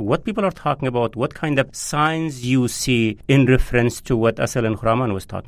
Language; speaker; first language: English; non-native, fluent; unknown